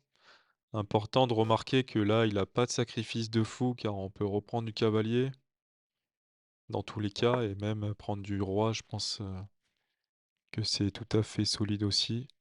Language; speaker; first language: French; native; French